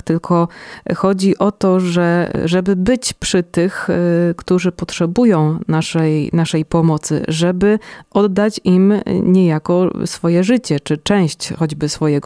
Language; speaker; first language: Polish; native; Polish